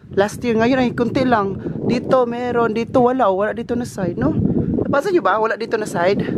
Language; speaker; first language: Filipino; non-native, local second language; Cebuano